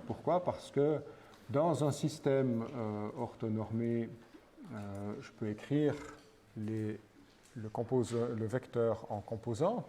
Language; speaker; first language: French; native; French